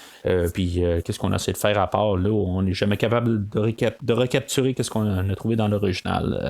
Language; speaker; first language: French; native; French